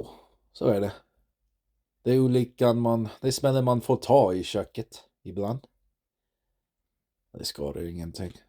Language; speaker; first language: Swedish; non-native, learner; English